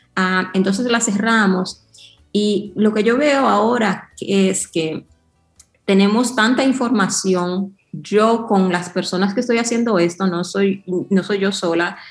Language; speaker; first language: Spanish; early bilingual, heritage; Spanish